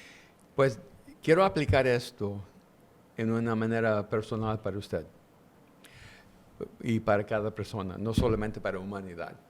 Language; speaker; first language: Spanish; early bilingual, heritage; English